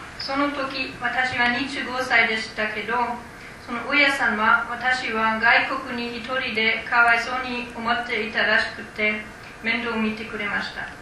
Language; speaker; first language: Japanese; non-native, fluent; German